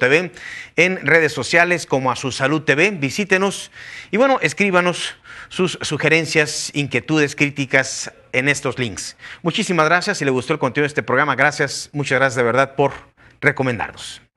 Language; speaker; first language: Spanish; native; Spanish